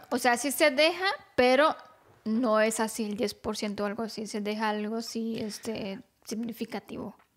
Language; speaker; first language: Spanish; non-native, fluent; Romanian